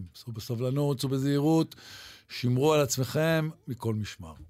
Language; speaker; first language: Hebrew; native; Hebrew